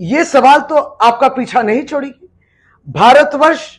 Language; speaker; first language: Hindi; non-native, local second language; Bangla